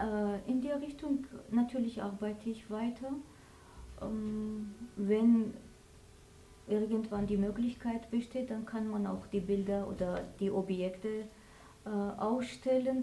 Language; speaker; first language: German; non-native, fluent; Armenian